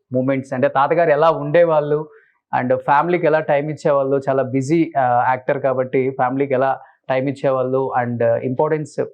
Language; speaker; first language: Telugu; native; Telugu